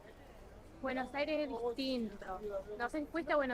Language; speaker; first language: Spanish; native; Spanish